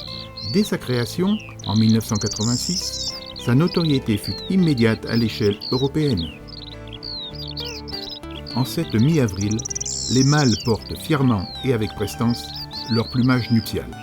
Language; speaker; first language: French; native; French